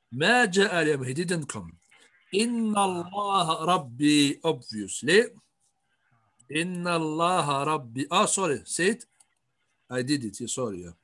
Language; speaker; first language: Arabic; non-native, fluent; English